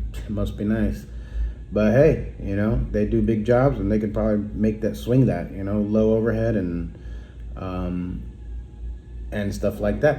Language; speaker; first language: English; native; English